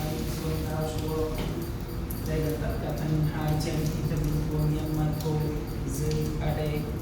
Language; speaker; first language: Vietnamese; non-native, fluent; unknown